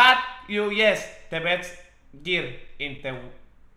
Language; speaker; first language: English; non-native, learner; Spanish